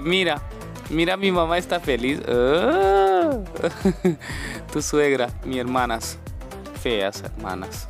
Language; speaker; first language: Spanish; non-native, learner; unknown